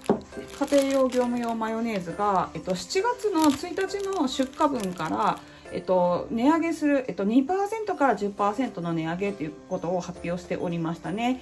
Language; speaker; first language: Japanese; native; Japanese